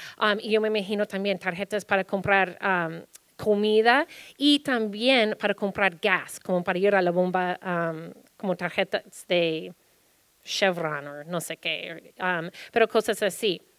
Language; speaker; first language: Spanish; early bilingual, heritage; Spanish